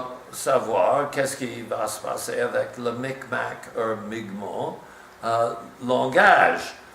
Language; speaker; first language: French; non-native, learner; English